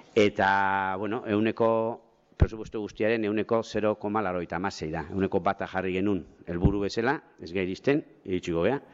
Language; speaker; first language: Basque; native; Basque